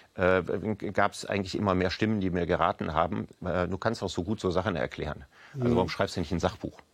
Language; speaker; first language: German; native; German